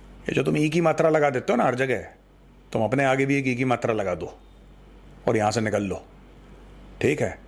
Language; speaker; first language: Hindi; native; Hindi